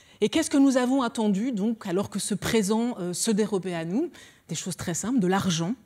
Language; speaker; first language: French; early bilingual, other home language; Lingala